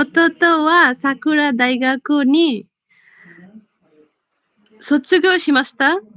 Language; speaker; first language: Japanese; non-native, learner; Bangla